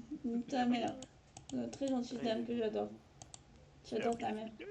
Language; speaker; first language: French; native; French